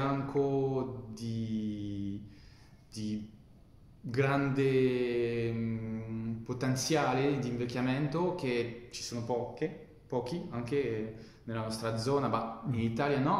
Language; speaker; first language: Italian; non-native, fluent; French